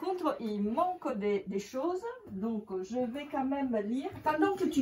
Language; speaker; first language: French; non-native, fluent; Italian